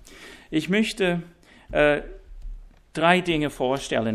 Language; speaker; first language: German; non-native, fluent; English